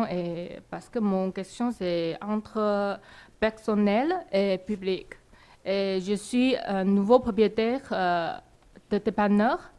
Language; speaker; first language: French; non-native, learner; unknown